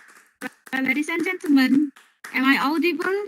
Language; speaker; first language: English; non-native, fluent; Indonesian